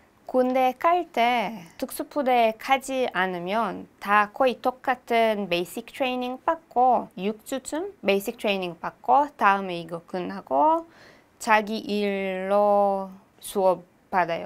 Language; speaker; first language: Korean; non-native, learner; Hebrew